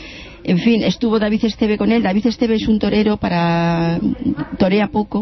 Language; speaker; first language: Spanish; native; Spanish